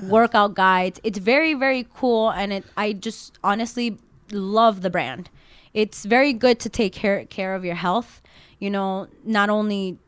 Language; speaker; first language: English; early bilingual, other home language; Spanish